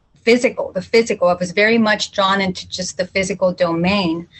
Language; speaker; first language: English; early bilingual, other home language; Spanish